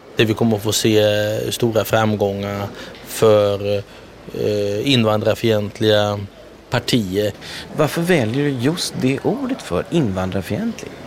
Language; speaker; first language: Swedish; native; Swedish